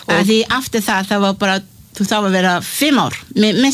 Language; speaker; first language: Icelandic; non-native, learner; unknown